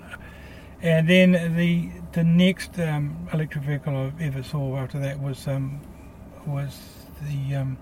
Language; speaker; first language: English; native; English